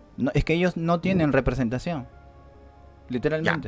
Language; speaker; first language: Spanish; native; Spanish